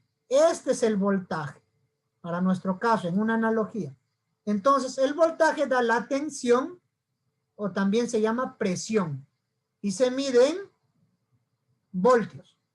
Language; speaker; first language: Spanish; native; Spanish